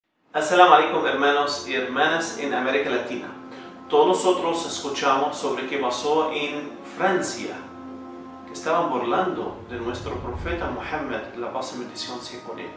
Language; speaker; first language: Spanish; non-native, fluent; Arabic